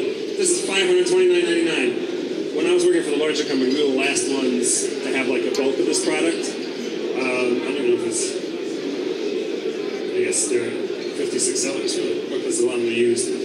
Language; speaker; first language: English; native; English